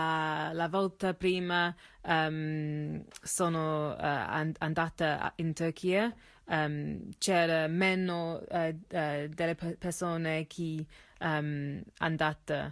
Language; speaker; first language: Italian; non-native, learner; English